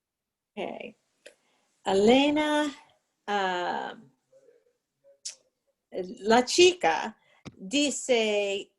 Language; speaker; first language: Spanish; non-native, learner; English